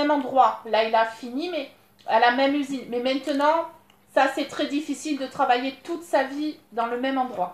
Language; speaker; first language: French; native; French